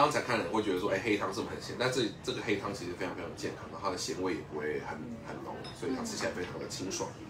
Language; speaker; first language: Chinese; native; Chinese